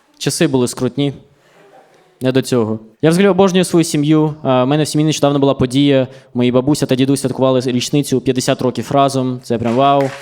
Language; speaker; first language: Ukrainian; non-native, local second language; Russian